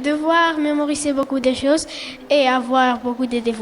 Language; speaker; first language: French; non-native, fluent; Spanish